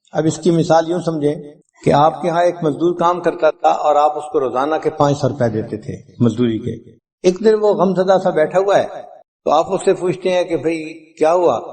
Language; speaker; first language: Urdu; non-native, local second language; Punjabi